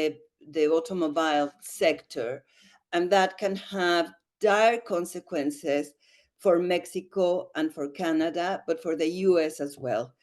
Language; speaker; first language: English; non-native, fluent; Spanish